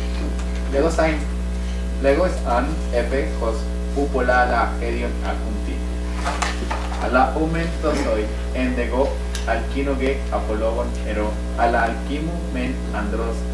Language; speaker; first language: Greek; non-native, learner; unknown